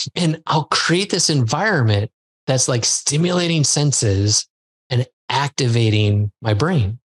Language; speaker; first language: English; native; English